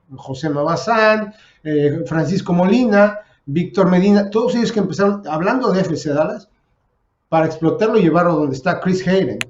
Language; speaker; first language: Spanish; native; Spanish